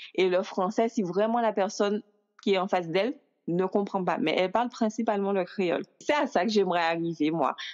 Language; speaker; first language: French; native; French